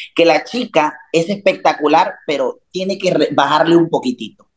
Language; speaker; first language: Spanish; native; Spanish